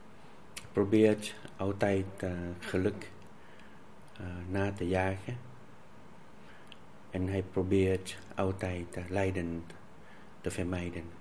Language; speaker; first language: Dutch; non-native, fluent; Vietnamese